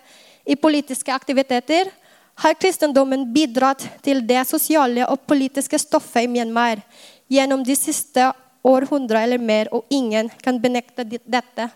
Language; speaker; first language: Norwegian; non-native, fluent; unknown